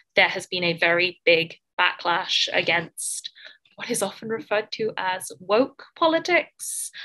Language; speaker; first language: English; native; English